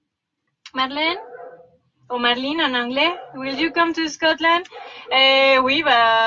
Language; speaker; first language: French; non-native, fluent; Spanish